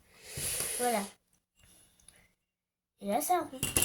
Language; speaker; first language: French; native; French